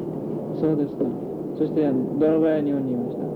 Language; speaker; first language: Japanese; early bilingual, heritage; Japanese